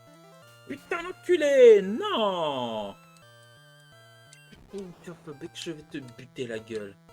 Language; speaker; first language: French; native; French